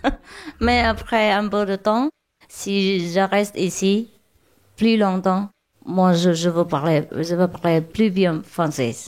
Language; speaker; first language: French; non-native, learner; Chinese